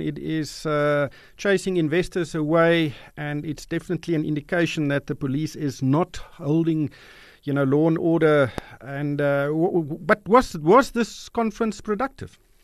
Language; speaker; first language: English; non-native, local second language; Afrikaans